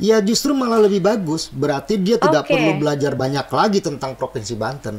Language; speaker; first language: Indonesian; native; Indonesian